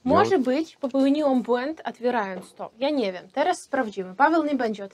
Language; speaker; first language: Polish; non-native, fluent; Russian